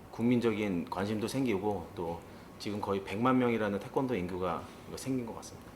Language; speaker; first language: Korean; native; Korean